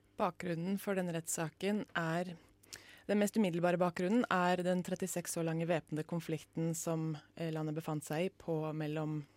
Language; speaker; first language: Norwegian; native; Norwegian